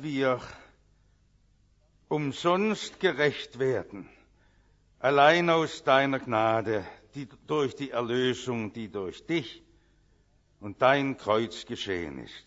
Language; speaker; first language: German; native; German